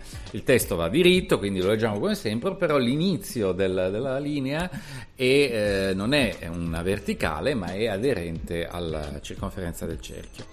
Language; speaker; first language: Italian; native; Italian